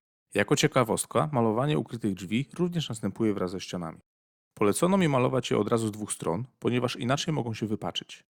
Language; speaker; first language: Polish; native; Polish